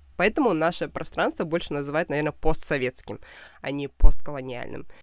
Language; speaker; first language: Russian; non-native, local second language; Kazakh